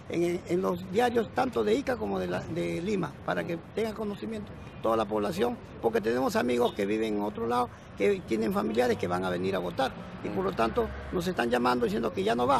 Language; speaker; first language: Spanish; native; Spanish